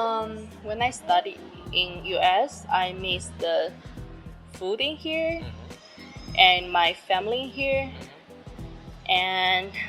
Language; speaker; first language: English; non-native, learner; Chinese